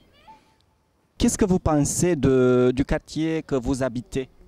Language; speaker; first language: French; non-native, learner; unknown